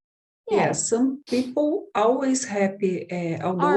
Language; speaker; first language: English; non-native, learner; Portuguese